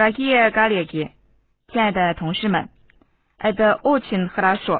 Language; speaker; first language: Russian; non-native, fluent; Chinese